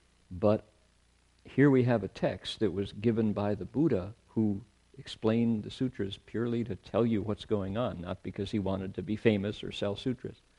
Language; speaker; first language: English; native; English